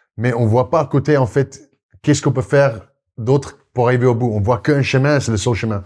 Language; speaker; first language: French; non-native, fluent; Afrikaans